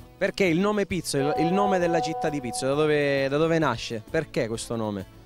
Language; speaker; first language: Italian; native; Italian